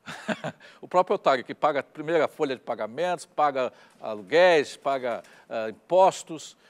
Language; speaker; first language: Portuguese; native; Portuguese